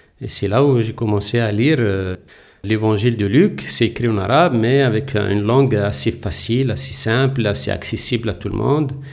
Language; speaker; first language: French; non-native, local second language; Kabyle